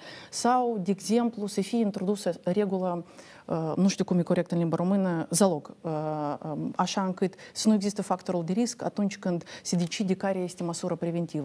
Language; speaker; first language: Romanian; native; Romanian